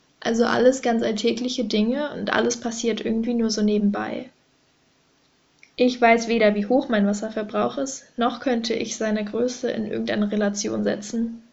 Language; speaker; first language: German; native; German